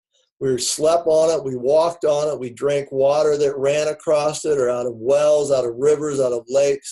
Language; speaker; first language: English; native; English